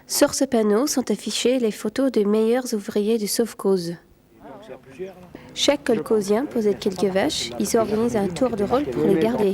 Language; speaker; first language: French; native; French